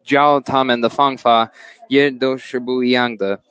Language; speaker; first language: Chinese; non-native, learner; English